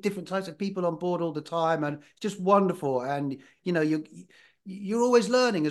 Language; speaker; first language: English; native; English